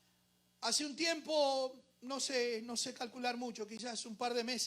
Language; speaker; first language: Spanish; native; Spanish